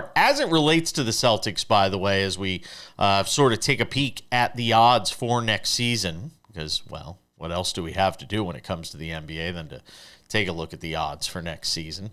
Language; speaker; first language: English; native; English